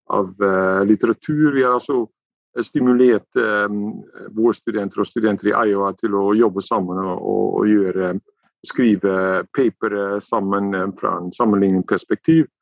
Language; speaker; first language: Norwegian; non-native, fluent; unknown